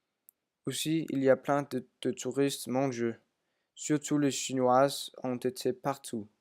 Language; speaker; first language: French; non-native, learner; Danish